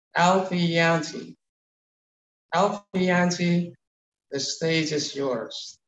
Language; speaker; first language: English; non-native, fluent; Indonesian